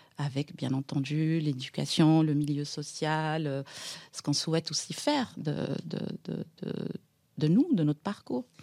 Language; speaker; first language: French; non-native, local second language; Arabic